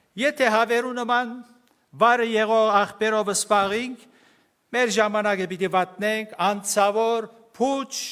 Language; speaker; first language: Armenian; early bilingual, heritage; Armenian